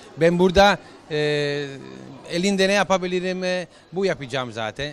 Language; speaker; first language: Turkish; non-native, learner; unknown